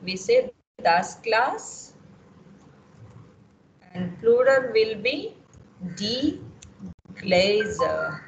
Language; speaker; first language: German; non-native, fluent; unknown